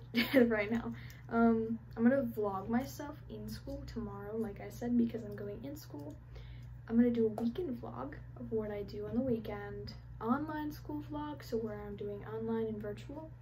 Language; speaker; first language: English; native; English